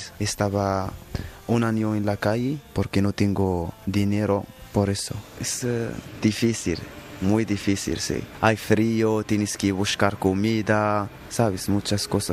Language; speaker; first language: Spanish; non-native, learner; Arabic